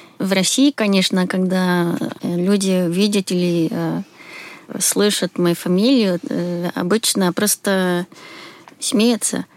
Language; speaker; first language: Russian; non-native, fluent; Swedish